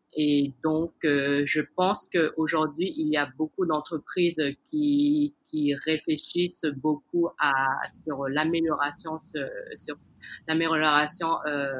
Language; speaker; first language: French; native; French